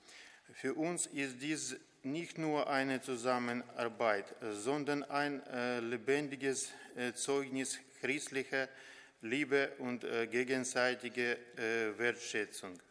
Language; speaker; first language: German; non-native, learner; Ukrainian